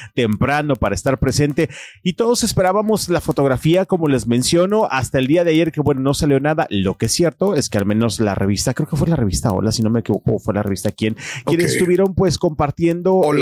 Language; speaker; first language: Spanish; native; Spanish